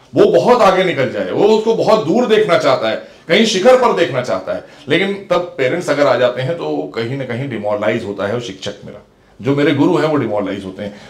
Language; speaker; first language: Hindi; native; Hindi